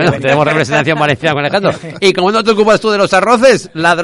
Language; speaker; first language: Spanish; native; Spanish